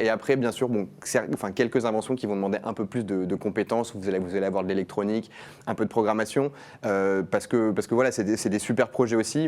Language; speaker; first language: French; native; French